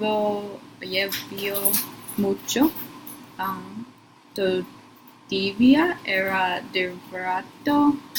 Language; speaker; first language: Spanish; non-native, learner; English